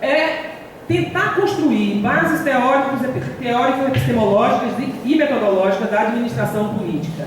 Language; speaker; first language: Portuguese; native; Portuguese